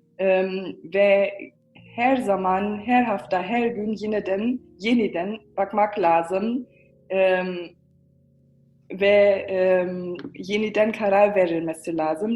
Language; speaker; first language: Turkish; early bilingual, heritage; Turkish